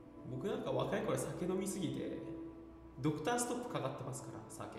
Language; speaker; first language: Japanese; native; Japanese